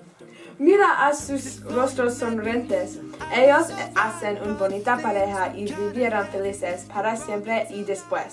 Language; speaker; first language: Spanish; non-native, learner; English